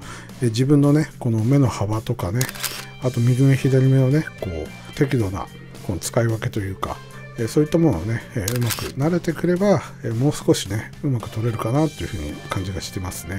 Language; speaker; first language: Japanese; native; Japanese